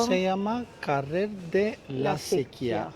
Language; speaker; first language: Spanish; non-native, learner; Turkish